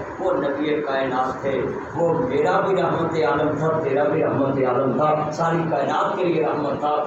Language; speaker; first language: Urdu; non-native, local second language; Punjabi